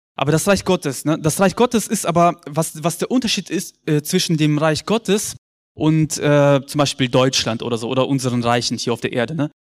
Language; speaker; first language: German; early bilingual, other home language; Russian